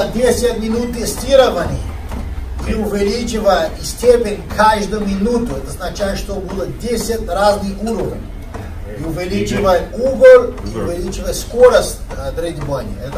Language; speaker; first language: Russian; non-native, fluent; Portuguese